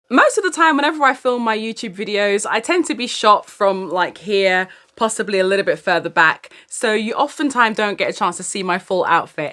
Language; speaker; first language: English; native; English